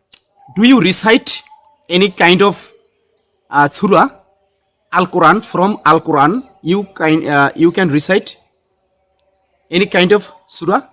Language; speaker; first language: English; non-native, learner; Bangla